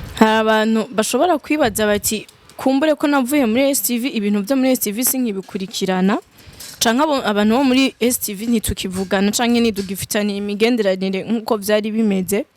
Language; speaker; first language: Rundi; native; Rundi